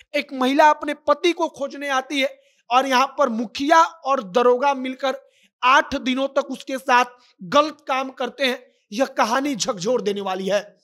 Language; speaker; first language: Hindi; native; Hindi